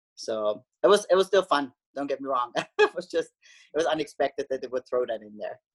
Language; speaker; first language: English; non-native, fluent; German